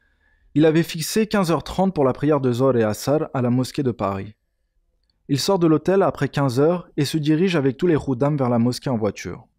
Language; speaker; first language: French; native; French